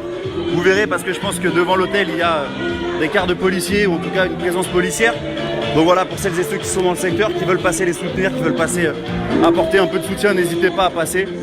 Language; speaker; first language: French; native; French